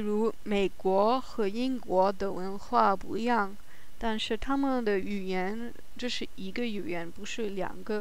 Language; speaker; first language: Chinese; non-native, learner; German